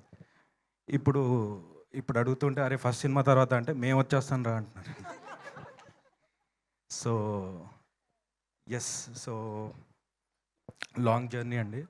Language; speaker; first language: Telugu; native; Telugu